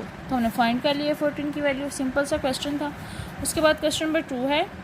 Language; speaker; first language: Hindi; non-native, local second language; Punjabi